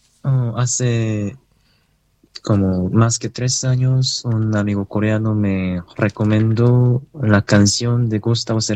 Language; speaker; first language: Spanish; non-native, learner; Korean